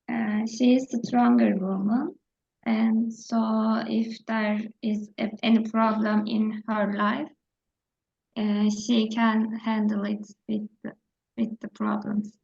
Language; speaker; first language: English; non-native, learner; Turkish